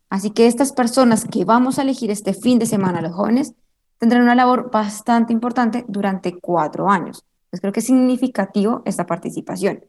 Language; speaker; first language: Spanish; native; Spanish